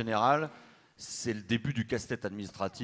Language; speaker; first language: French; native; French